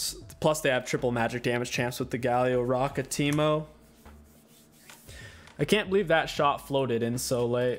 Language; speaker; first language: English; native; English